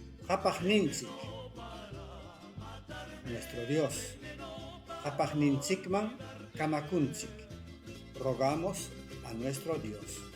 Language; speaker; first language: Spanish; non-native, local second language; Quechua